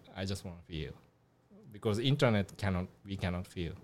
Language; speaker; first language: English; non-native, learner; Japanese